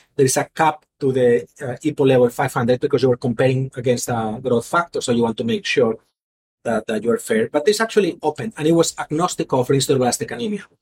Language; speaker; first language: English; non-native, fluent; Spanish